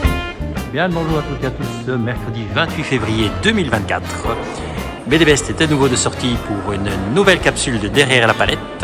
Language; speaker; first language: French; native; French